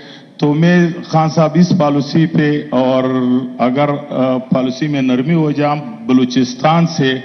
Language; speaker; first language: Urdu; non-native, local second language; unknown